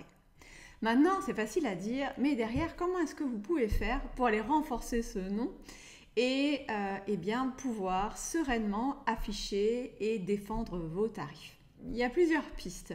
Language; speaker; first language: French; native; French